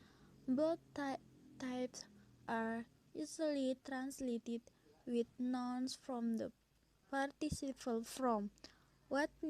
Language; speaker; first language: English; non-native, learner; Indonesian